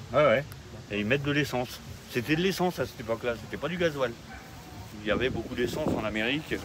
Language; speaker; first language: French; native; French